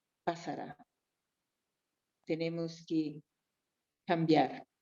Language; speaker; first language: Spanish; non-native, fluent; Portuguese